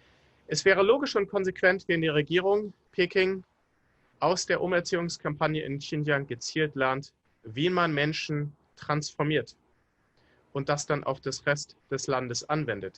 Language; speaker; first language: German; native; German